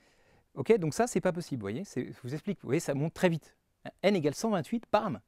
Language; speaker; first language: French; native; French